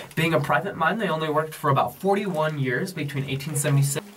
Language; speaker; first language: English; native; English